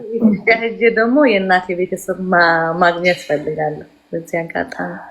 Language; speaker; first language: Amharic; early bilingual, heritage; Tigrinya